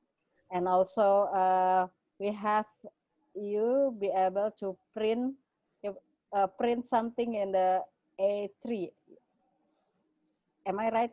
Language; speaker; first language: English; non-native, fluent; Indonesian